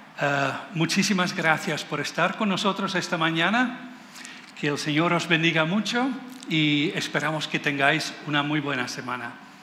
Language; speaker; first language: Spanish; non-native, fluent; Dutch